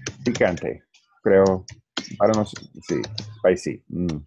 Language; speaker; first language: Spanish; non-native, learner; English